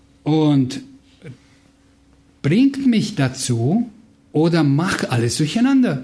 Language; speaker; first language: German; non-native, fluent; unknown